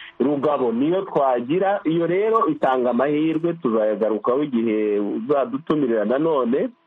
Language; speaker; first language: Kinyarwanda; native; Kinyarwanda